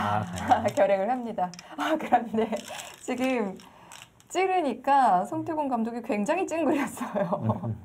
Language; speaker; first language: Korean; native; Korean